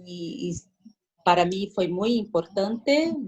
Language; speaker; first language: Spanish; non-native, learner; Portuguese